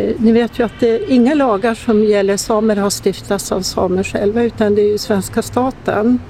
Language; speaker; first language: Swedish; native; Swedish